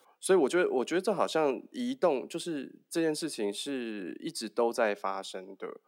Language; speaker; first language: Chinese; native; Chinese